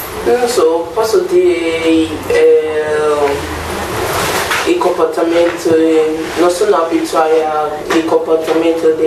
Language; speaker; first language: Italian; non-native, learner; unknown